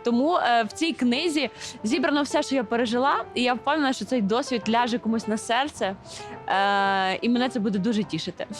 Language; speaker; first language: Ukrainian; native; Ukrainian